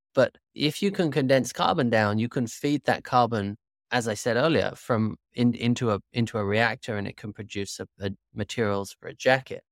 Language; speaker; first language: English; native; English